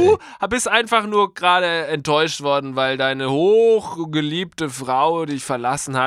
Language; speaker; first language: German; native; German